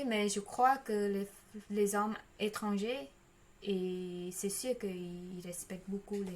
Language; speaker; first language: French; non-native, learner; Khmer